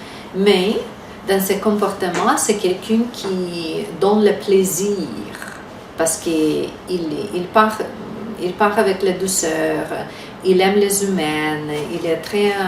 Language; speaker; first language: French; non-native, fluent; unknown